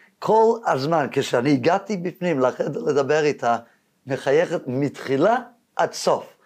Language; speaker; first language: Hebrew; non-native, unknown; English